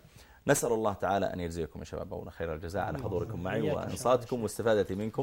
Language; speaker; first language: Arabic; native; Arabic